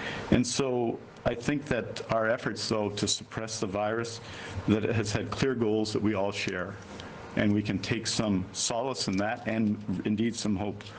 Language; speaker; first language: English; native; English